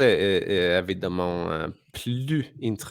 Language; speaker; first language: French; non-native, fluent; English